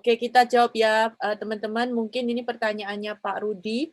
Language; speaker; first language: Indonesian; native; Indonesian